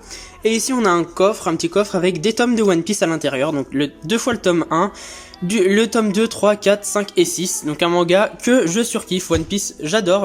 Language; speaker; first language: French; native; French